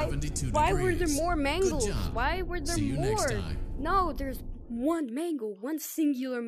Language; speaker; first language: English; native; English